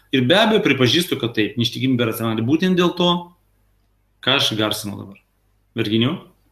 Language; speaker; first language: Lithuanian; non-native, local second language; Russian